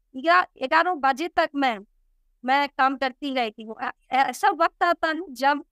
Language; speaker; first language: Hindi; non-native, local second language; Bangla